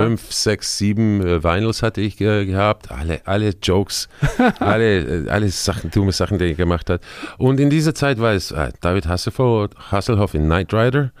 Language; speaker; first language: German; non-native, fluent; Spanish